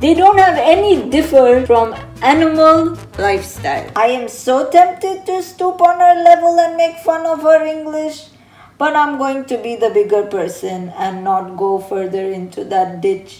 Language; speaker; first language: English; early bilingual, heritage; English